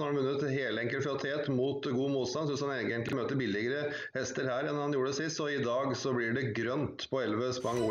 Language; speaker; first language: Norwegian; native; Norwegian